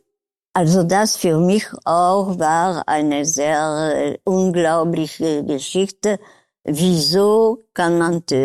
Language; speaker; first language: German; non-native, learner; Polish